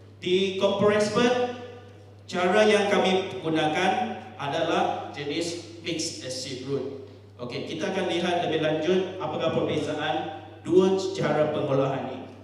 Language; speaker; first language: Malay; non-native, local second language; Chinese